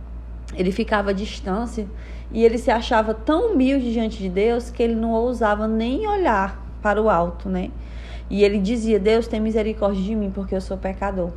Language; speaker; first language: Portuguese; native; Portuguese